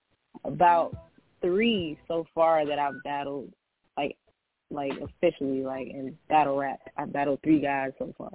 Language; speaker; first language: English; native; English